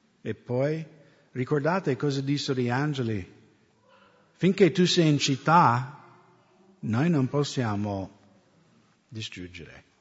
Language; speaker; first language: Italian; non-native, fluent; English